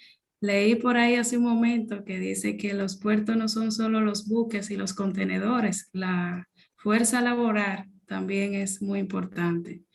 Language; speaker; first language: Spanish; native; Spanish